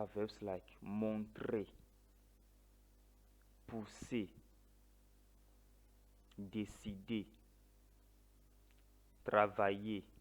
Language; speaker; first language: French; non-native, fluent; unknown